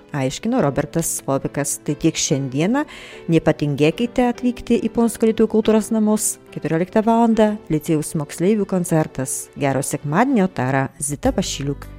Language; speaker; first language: Lithuanian; native; Lithuanian